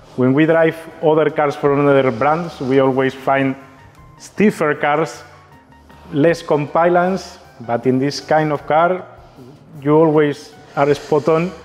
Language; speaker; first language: English; non-native, fluent; Spanish